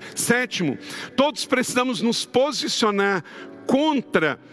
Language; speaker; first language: Portuguese; native; Portuguese